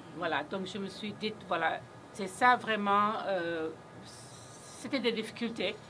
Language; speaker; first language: French; non-native, local second language; Wolof